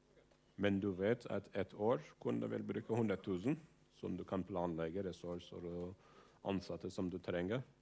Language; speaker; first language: Norwegian; non-native, fluent; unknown